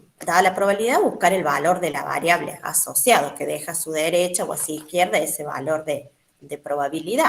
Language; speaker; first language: Spanish; native; Spanish